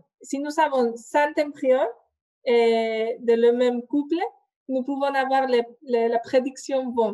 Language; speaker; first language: French; non-native, fluent; Spanish